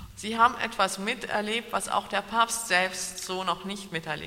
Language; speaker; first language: German; native; German